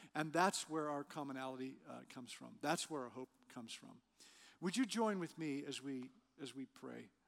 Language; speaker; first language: English; native; English